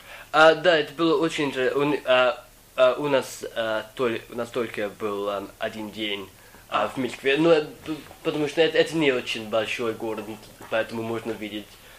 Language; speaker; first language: Russian; non-native, fluent; English